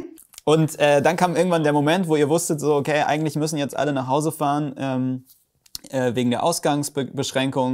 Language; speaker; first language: German; native; German